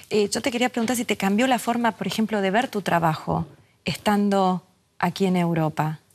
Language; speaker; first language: Spanish; native; Spanish